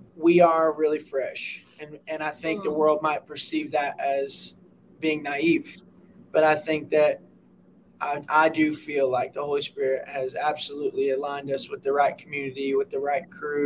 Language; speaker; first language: English; native; English